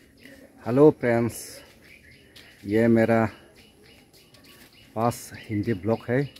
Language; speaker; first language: Hindi; non-native, local second language; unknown